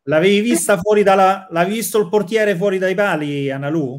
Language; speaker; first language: Italian; native; Italian